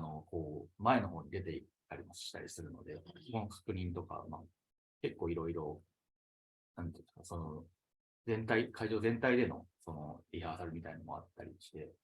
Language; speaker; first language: Japanese; native; Japanese